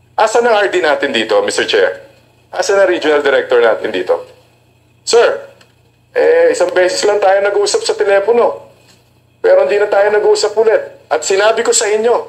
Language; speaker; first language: Filipino; native; Filipino